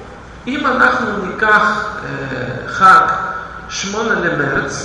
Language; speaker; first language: Hebrew; non-native, fluent; Russian